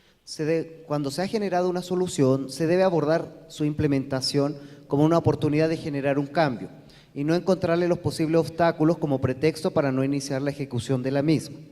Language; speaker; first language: Spanish; native; Spanish